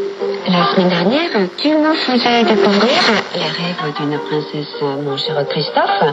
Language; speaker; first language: French; native; French